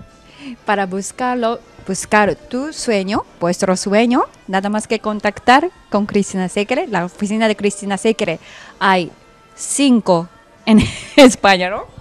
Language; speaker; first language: Spanish; non-native, fluent; Japanese